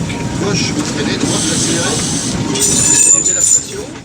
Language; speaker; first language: French; native; French